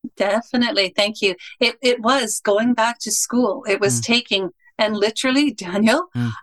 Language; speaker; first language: English; native; English